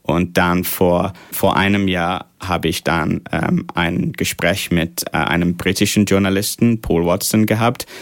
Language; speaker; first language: German; non-native, fluent; English